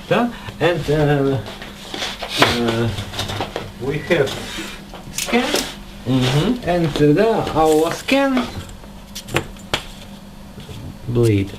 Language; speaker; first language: English; non-native, learner; Russian